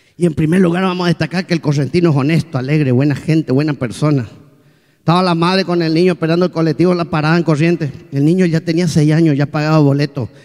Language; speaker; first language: Spanish; native; Spanish